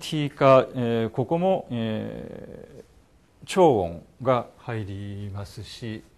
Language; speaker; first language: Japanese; non-native, fluent; Korean